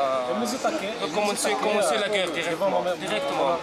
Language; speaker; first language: French; non-native, learner; Arabic